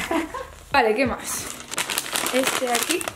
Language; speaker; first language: Spanish; native; Spanish